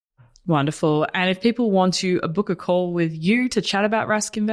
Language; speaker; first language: English; native; English